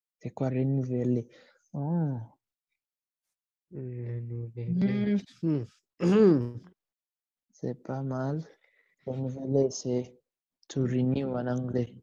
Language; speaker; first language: French; non-native, learner; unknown